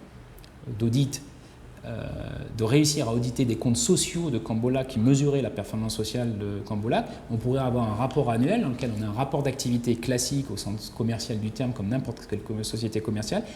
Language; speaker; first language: French; native; French